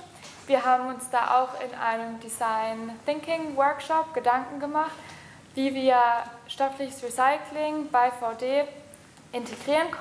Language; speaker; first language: German; native; German